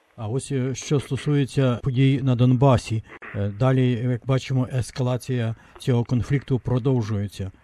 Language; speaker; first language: Ukrainian; native; Ukrainian